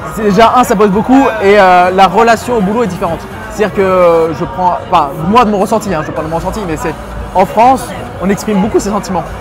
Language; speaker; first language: French; native; French